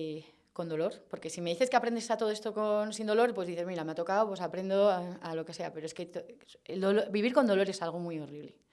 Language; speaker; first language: Spanish; native; Spanish